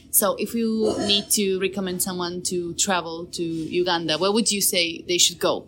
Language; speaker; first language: English; non-native, fluent; Slovak